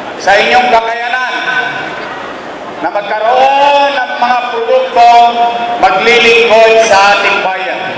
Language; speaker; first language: Filipino; native; Filipino